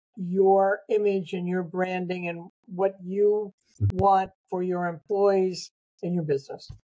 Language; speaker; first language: English; native; English